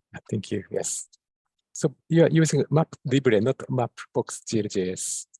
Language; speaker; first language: English; non-native, fluent; Japanese